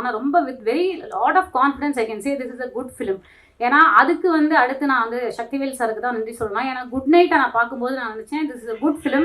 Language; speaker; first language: Tamil; native; Tamil